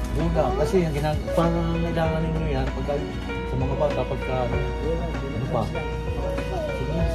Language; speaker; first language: Filipino; native; Filipino